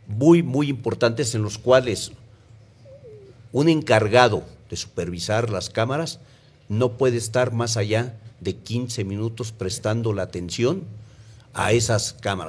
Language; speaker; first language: Spanish; native; Spanish